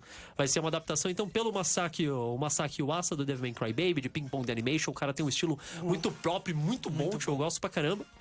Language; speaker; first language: Portuguese; native; Portuguese